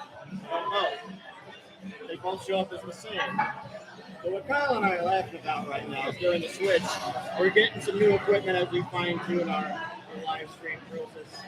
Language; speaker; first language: English; native; English